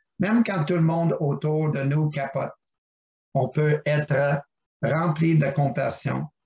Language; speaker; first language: French; non-native, local second language; English